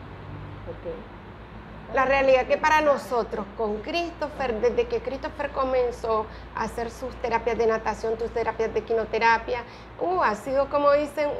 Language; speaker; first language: Spanish; native; Spanish